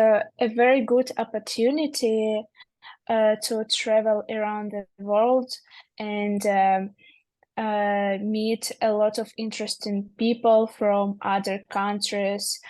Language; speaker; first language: English; non-native, learner; Russian